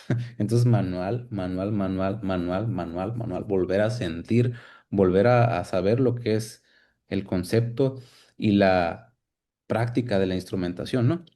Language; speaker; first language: Spanish; native; Spanish